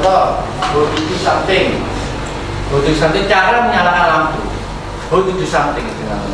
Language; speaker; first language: English; non-native, learner; Indonesian